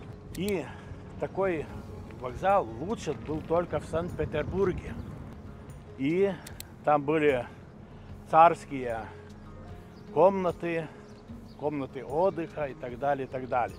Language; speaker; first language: Russian; non-native, local second language; Lithuanian